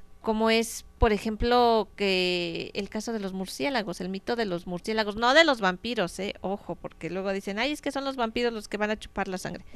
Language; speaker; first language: Spanish; native; Spanish